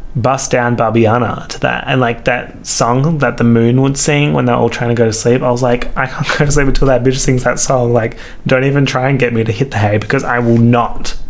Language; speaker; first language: English; native; English